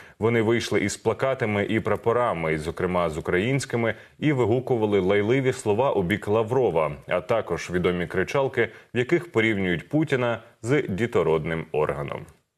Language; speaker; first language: Ukrainian; native; Ukrainian